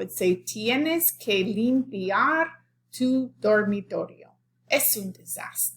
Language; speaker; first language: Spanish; non-native, fluent; English